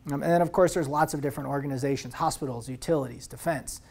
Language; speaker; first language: English; native; English